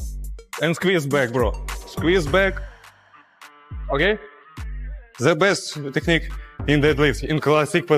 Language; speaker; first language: English; non-native, learner; Russian